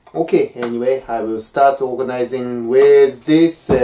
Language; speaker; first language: English; non-native, learner; Japanese